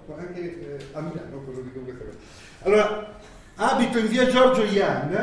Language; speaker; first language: Italian; native; Italian